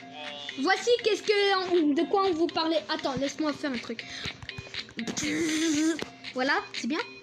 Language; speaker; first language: French; native; French